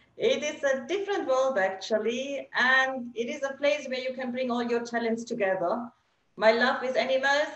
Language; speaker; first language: English; non-native, fluent; German